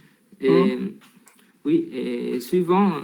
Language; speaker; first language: French; non-native, learner; Vietnamese